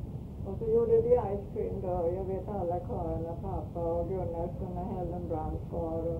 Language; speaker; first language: Swedish; early bilingual, heritage; Swedish